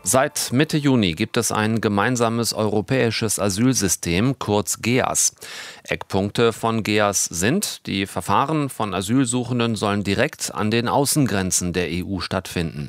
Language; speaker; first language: German; native; German